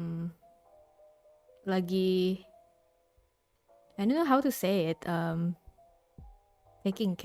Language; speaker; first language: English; non-native, fluent; Indonesian